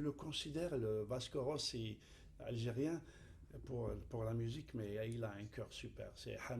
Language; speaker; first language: French; non-native, fluent; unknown